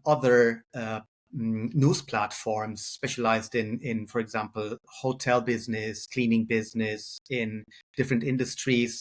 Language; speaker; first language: English; non-native, fluent; German